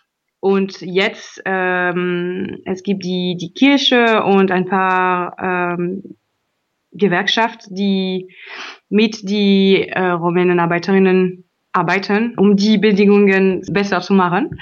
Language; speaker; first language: German; non-native, learner; French